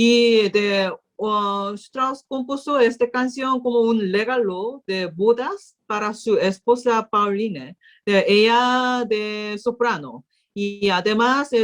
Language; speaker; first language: Spanish; non-native, learner; Korean